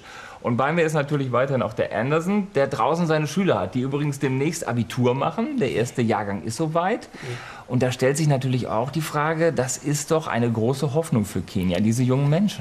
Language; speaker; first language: German; native; German